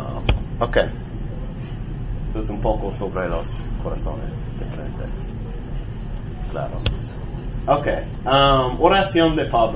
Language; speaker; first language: Spanish; non-native, learner; English